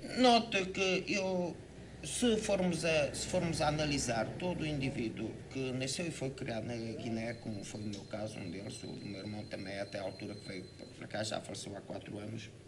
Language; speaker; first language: Portuguese; native; Portuguese